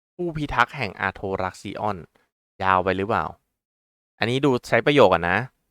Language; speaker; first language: Thai; native; Thai